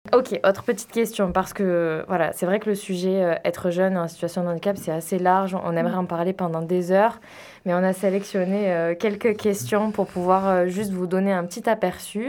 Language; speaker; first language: French; native; French